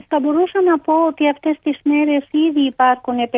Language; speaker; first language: Greek; non-native, fluent; Albanian